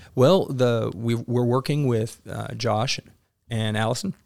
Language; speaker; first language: English; native; English